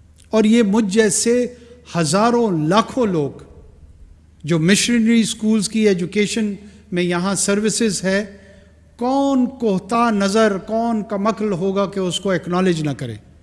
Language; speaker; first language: Urdu; non-native, local second language; Pashto